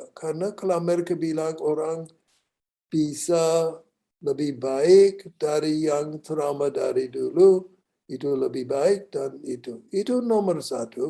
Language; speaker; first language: Indonesian; non-native, learner; English